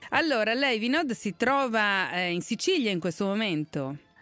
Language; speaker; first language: Italian; native; Italian